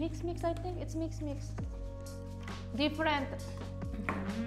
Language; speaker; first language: English; non-native, local second language; Filipino